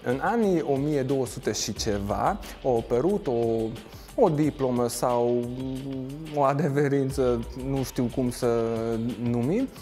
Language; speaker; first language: Romanian; non-native, local second language; Hungarian